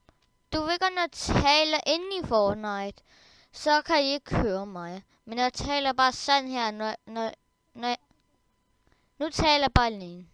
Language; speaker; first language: Danish; early bilingual, other home language; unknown